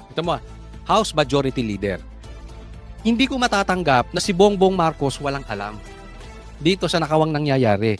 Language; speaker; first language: Filipino; native; Filipino